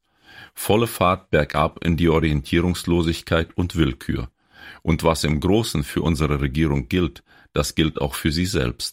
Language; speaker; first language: German; native; German